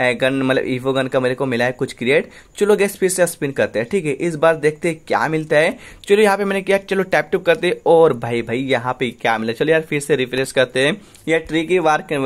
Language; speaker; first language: Hindi; native; Hindi